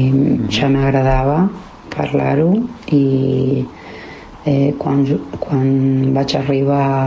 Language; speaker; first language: Catalan; non-native, fluent; Spanish